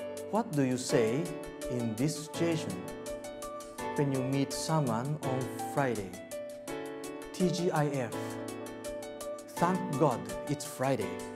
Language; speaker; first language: English; non-native, fluent; Japanese